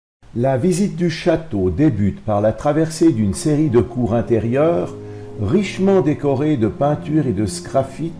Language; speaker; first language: French; native; French